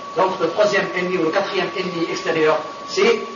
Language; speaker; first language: French; non-native, local second language; Arabic